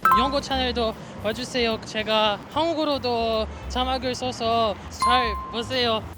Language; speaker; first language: Korean; non-native, learner; French